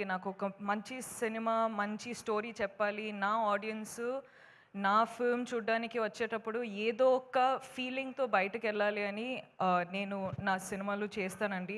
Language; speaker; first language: Telugu; non-native, local second language; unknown